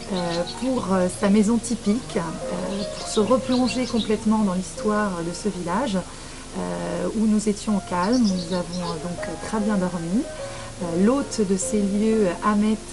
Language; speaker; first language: French; native; French